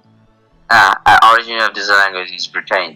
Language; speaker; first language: English; non-native, local second language; Bangla